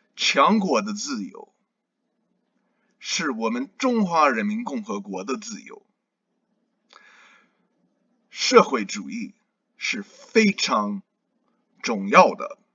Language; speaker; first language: Chinese; non-native, learner; English